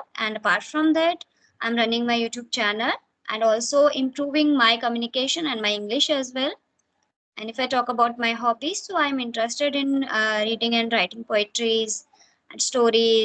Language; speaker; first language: English; non-native, fluent; Hindi